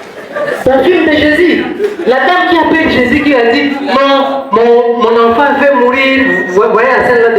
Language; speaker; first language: French; non-native, local second language; Swahili